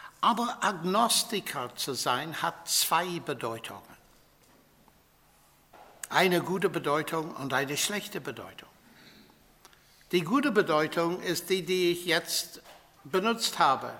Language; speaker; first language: German; non-native, fluent; English